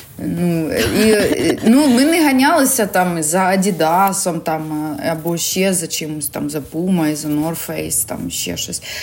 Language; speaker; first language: Ukrainian; non-native, local second language; Russian